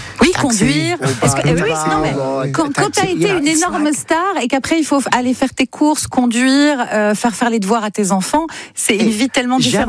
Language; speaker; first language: French; native; French